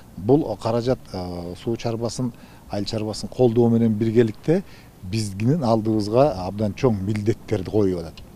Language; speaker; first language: Kyrgyz; native; Kyrgyz